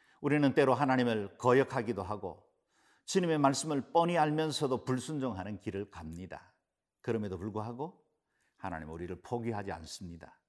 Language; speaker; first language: Korean; native; Korean